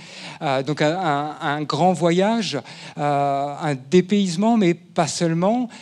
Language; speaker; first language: French; native; French